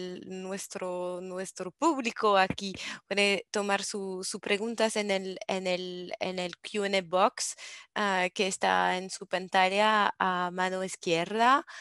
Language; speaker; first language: Spanish; non-native, learner; English